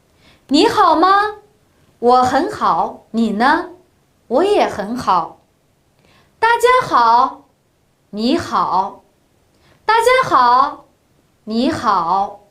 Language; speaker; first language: Chinese; non-native, local second language; Uyghur